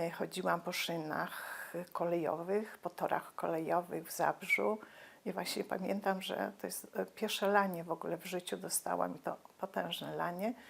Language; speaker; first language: Polish; native; Polish